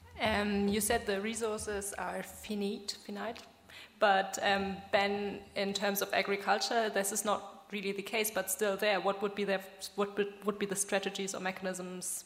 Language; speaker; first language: English; non-native, fluent; German